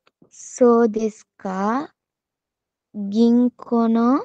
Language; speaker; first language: Japanese; non-native, learner; Sinhala